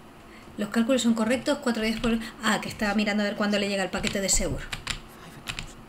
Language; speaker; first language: Spanish; native; Spanish